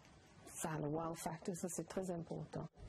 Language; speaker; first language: French; non-native, learner; English